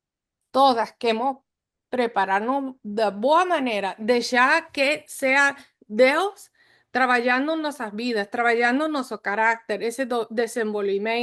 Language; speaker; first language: Spanish; non-native, fluent; English